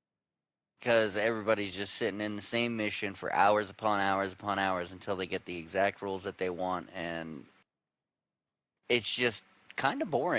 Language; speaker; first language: English; native; English